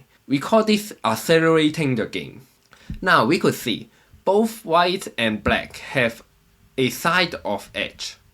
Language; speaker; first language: English; non-native, fluent; Chinese